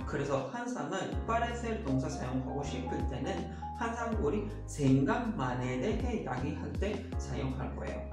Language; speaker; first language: Korean; non-native, fluent; Spanish